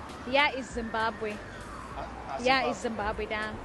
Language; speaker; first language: Russian; non-native, learner; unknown